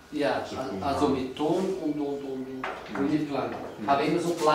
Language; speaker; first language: German; non-native, learner; Portuguese